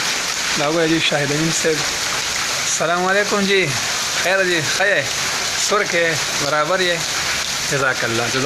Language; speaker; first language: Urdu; non-native, local second language; Pashto